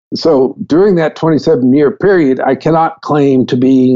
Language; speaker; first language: English; native; English